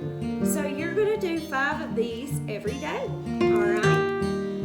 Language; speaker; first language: English; native; English